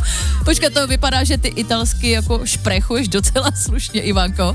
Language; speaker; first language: Czech; native; Czech